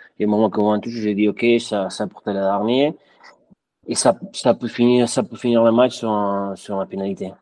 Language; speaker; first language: French; non-native, fluent; Spanish